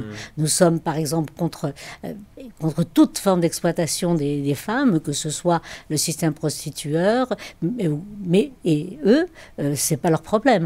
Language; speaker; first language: French; native; French